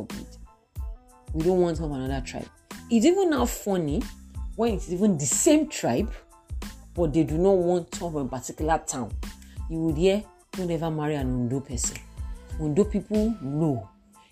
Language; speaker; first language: English; non-native, local second language; Yoruba